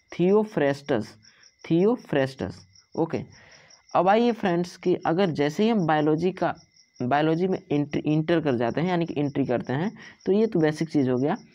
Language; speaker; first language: Hindi; native; Hindi